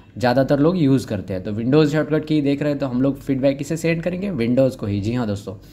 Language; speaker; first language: Hindi; non-native, local second language; Marathi